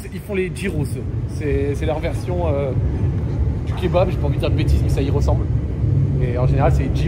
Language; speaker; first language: French; native; French